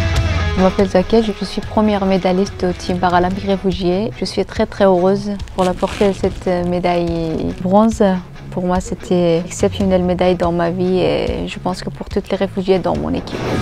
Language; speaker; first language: French; non-native, learner; Persian